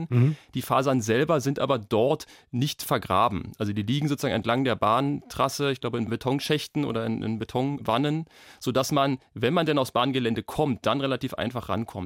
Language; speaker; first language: German; native; German